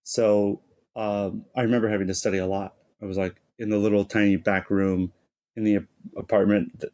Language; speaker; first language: English; native; English